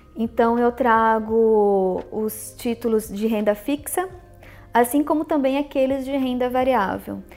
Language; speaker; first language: Portuguese; native; Portuguese